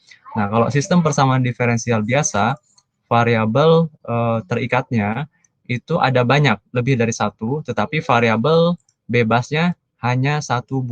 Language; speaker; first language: Indonesian; native; Indonesian